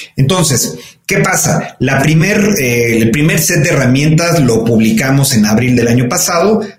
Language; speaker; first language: Spanish; native; Spanish